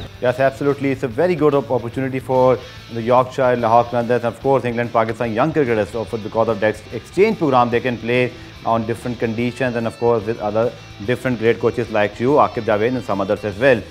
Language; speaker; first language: English; non-native, local second language; Urdu